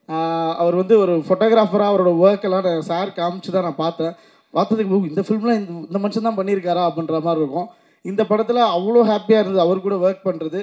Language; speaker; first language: Tamil; native; Tamil